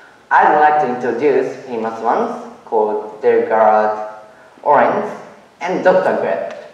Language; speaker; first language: English; non-native, learner; Japanese